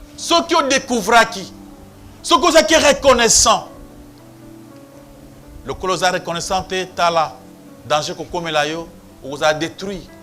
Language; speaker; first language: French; non-native, local second language; Lingala